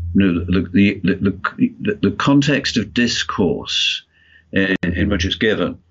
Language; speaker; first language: English; native; English